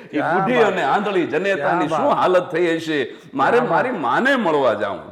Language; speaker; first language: Gujarati; native; Gujarati